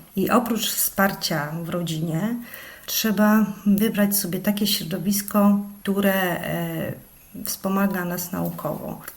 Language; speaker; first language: Polish; native; Polish